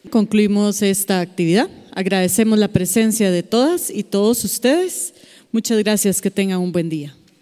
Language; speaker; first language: Spanish; native; Spanish